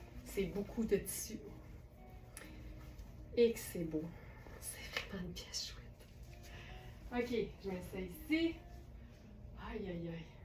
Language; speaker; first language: French; native; French